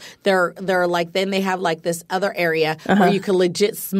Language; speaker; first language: English; native; English